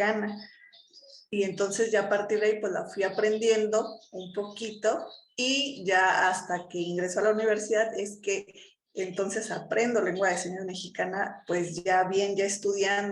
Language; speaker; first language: Spanish; native; Spanish